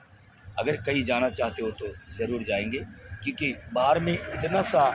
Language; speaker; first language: Hindi; non-native, local second language; Bangla